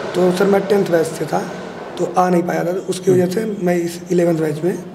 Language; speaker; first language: Hindi; native; Hindi